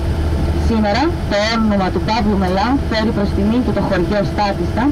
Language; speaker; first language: Greek; native; Greek